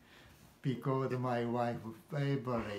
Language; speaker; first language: English; non-native, learner; Japanese